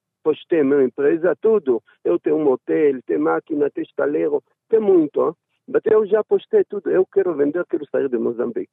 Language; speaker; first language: Portuguese; non-native, learner; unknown